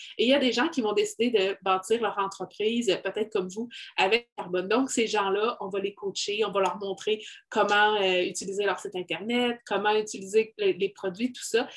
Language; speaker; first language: French; native; French